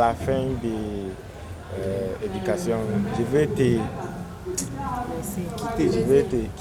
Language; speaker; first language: French; non-native, learner; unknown